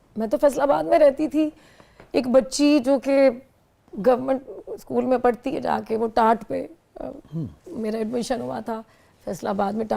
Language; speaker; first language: Urdu; non-native, local second language; Punjabi